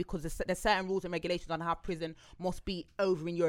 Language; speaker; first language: English; native; English